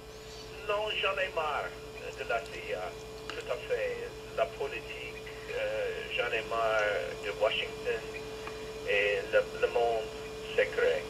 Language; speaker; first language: French; non-native, learner; English